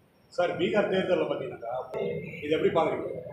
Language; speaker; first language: Tamil; native; Tamil